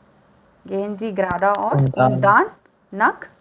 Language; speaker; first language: German; non-native, fluent; Hindi